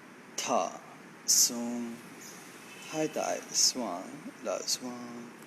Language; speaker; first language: Vietnamese; non-native, learner; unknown